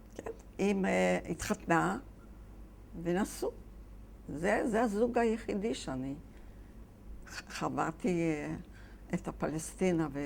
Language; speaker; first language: Hebrew; non-native, fluent; Yiddish